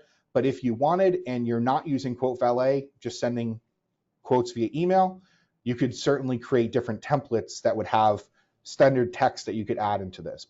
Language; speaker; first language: English; native; English